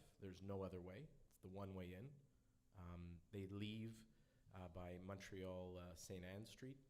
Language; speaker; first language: English; native; English